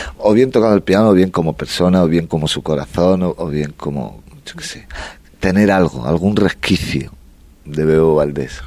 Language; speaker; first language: Spanish; native; Spanish